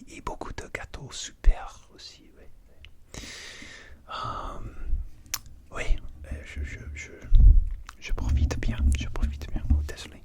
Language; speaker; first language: French; non-native, learner; English